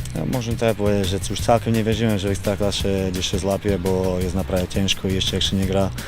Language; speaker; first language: Polish; non-native, learner; Slovak